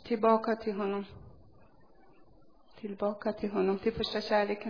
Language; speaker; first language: Swedish; non-native, fluent; Persian